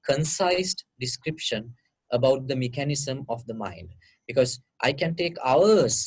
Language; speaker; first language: English; non-native, local second language; Sinhala